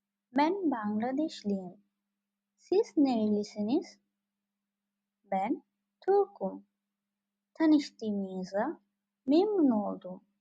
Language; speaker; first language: Turkish; non-native, fluent; Bangla